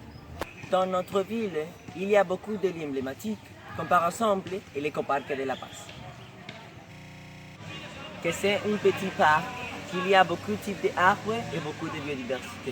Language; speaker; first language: French; non-native, learner; Spanish